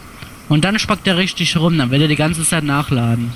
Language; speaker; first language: German; native; German